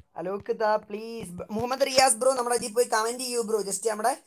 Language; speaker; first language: Malayalam; native; Malayalam